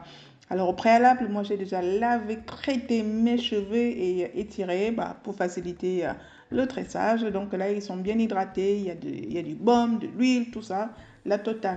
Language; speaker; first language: French; native; French